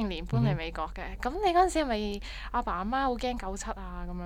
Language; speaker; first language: Chinese; native; Chinese